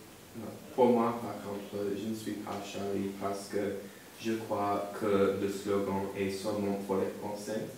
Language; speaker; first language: French; non-native, learner; English